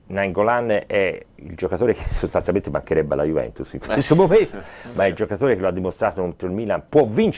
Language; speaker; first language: Italian; native; Italian